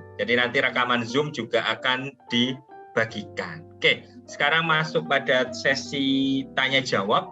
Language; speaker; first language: Indonesian; non-native, local second language; Javanese